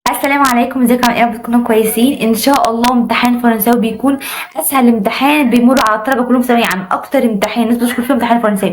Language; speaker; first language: Arabic; native; Arabic